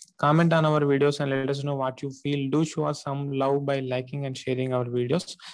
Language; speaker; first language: English; non-native, local second language; Telugu